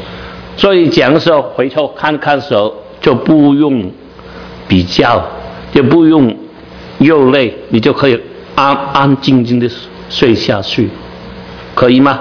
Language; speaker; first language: Chinese; non-native, learner; Cantonese